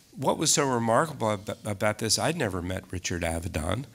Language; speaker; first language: English; native; English